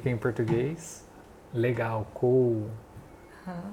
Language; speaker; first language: Portuguese; early bilingual, heritage; Portuguese